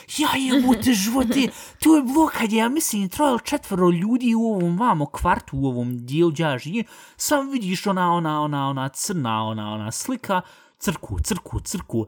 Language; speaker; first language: Bosnian; early bilingual, heritage; Bosnian